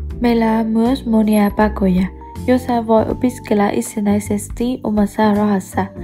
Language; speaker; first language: Finnish; non-native, learner; Vietnamese